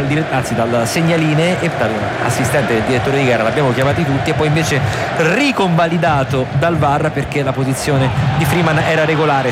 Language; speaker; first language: Italian; native; Italian